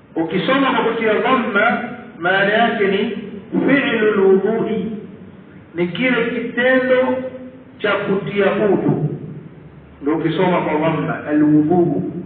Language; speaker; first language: Swahili; native; Swahili